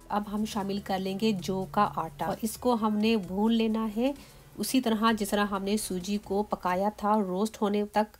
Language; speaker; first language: Urdu; native; Urdu